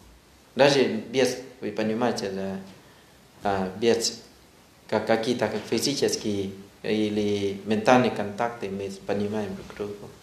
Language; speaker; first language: Russian; non-native, learner; Thai